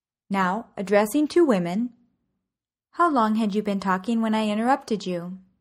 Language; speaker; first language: English; native; English